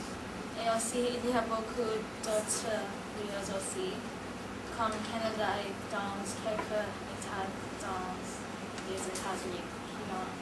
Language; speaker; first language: French; non-native, learner; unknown